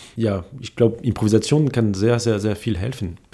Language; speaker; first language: German; non-native, fluent; French